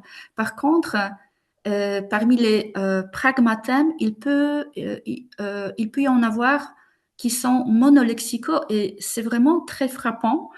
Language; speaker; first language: French; non-native, fluent; Polish